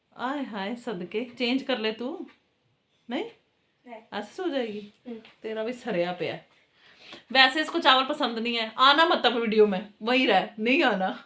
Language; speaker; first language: Hindi; non-native, local second language; Punjabi